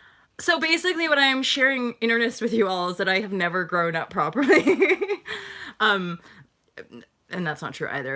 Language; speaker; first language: English; native; English